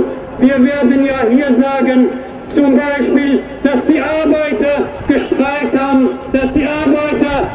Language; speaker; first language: German; non-native, fluent; Persian